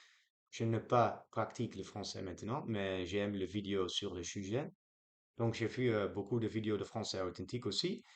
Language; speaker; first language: French; non-native, learner; Dutch